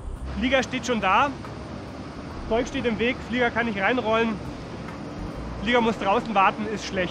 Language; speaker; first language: German; native; German